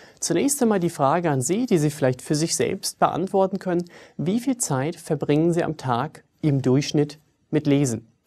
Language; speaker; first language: German; early bilingual, other home language; English